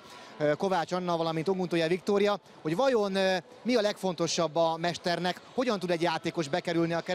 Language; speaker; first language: Hungarian; native; Hungarian